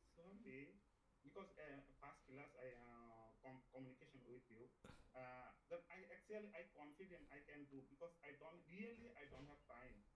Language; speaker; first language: English; non-native, learner; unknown